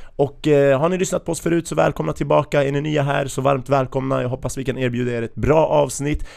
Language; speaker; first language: Swedish; early bilingual, other home language; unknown